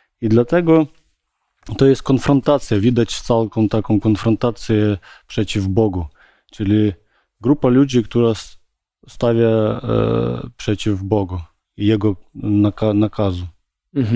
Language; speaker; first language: Polish; non-native, learner; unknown